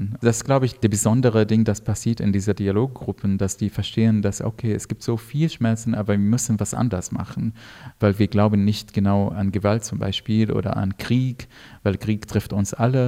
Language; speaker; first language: German; non-native, fluent; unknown